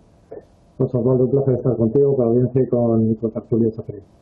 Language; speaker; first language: Spanish; native; Spanish